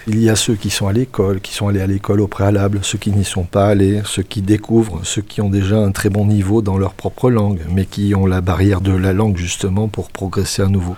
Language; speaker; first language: French; native; French